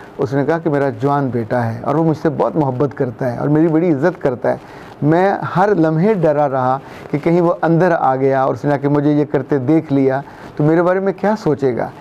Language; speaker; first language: Urdu; non-native, local second language; Punjabi